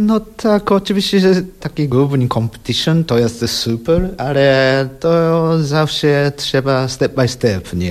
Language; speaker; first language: Polish; non-native, learner; Japanese